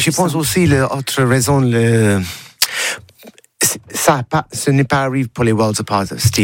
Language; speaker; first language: French; non-native, learner; English